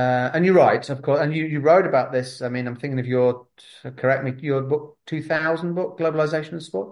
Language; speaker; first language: English; native; English